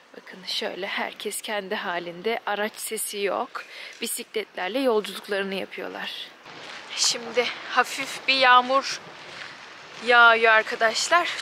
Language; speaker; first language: Turkish; native; Turkish